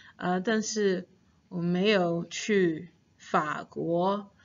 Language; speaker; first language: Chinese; non-native, fluent; English